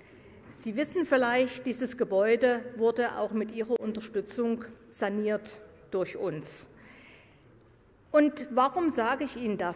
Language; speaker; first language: German; native; German